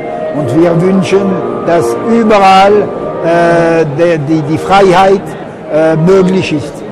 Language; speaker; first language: German; non-native, local second language; French